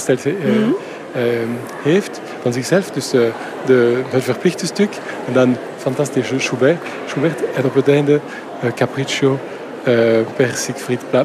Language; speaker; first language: Dutch; non-native, local second language; French